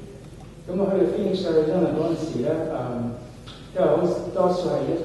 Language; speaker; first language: Cantonese; early bilingual, heritage; Cantonese